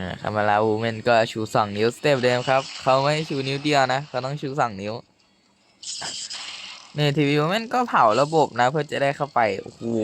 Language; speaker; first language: Thai; native; Thai